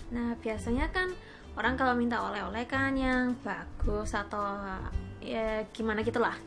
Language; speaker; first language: Indonesian; non-native, fluent; Japanese